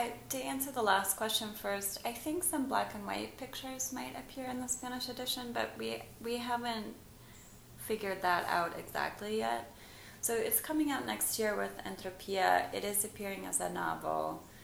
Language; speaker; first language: English; native; English